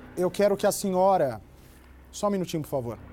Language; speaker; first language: Portuguese; native; Portuguese